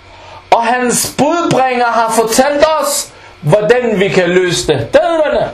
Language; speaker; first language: Danish; non-native, fluent; Arabic